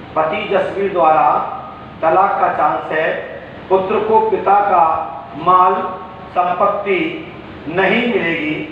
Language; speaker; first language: Hindi; native; Hindi